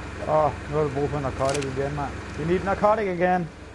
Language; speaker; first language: English; non-native, fluent; Danish